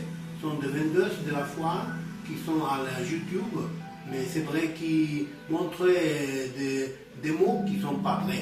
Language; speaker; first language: French; non-native, learner; Spanish